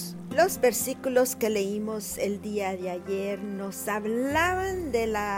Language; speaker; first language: Spanish; native; Spanish